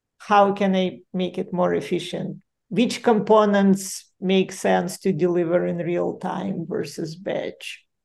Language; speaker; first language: English; non-native, fluent; Ukrainian